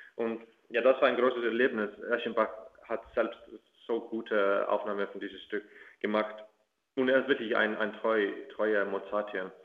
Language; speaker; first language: German; non-native, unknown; Icelandic